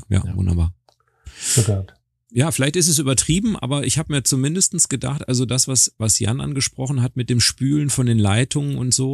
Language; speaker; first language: German; native; German